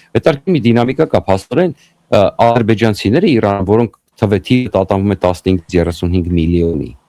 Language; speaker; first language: Armenian; native; Armenian